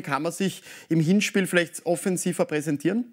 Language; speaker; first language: German; native; German